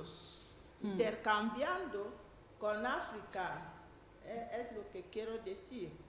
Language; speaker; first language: Spanish; non-native, fluent; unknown